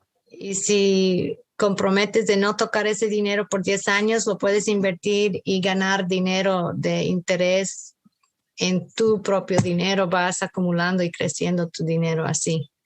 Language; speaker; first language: Spanish; early bilingual, heritage; Spanish